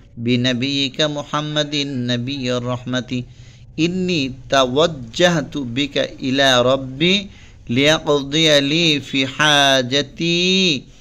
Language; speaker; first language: Arabic; non-native, fluent; Bangla